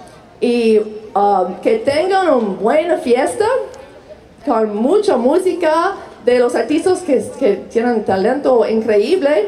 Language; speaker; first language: Spanish; non-native, fluent; English